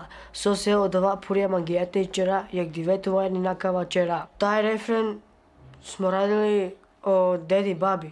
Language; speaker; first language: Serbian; non-native, local second language; Romany